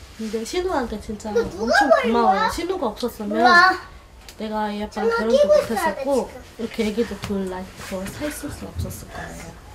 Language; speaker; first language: Korean; non-native, fluent; Bangla